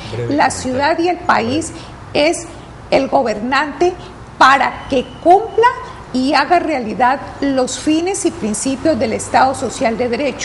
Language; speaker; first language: Spanish; native; Spanish